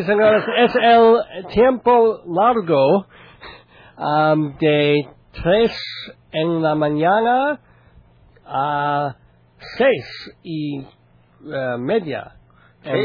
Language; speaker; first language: Spanish; non-native, learner; English